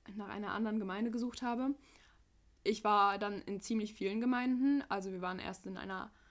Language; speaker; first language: German; early bilingual, other home language; English